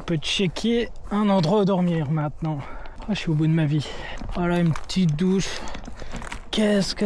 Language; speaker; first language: French; native; French